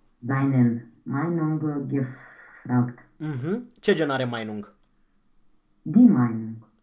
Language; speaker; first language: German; non-native, fluent; Romanian